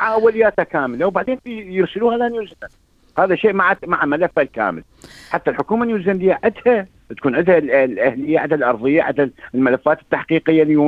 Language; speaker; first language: Arabic; native; Arabic